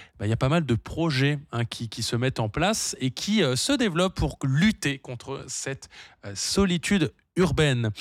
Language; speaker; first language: French; native; French